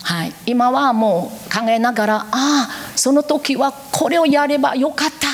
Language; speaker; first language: Japanese; non-native, learner; Korean